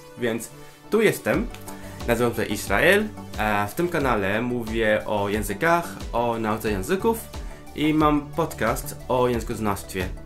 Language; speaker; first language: Polish; non-native, fluent; Cantonese